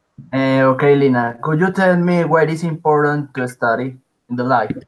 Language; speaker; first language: English; non-native, learner; Spanish